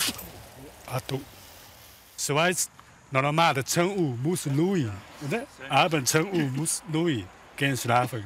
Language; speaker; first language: German; non-native, learner; Chinese